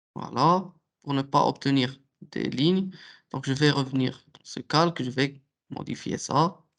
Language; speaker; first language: French; non-native, local second language; Arabic